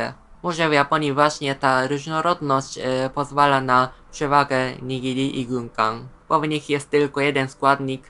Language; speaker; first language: Polish; non-native, fluent; Japanese